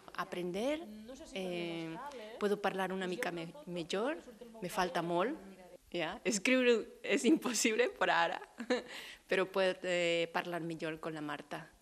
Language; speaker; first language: Catalan; non-native, learner; Spanish